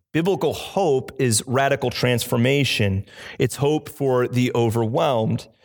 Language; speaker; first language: English; native; English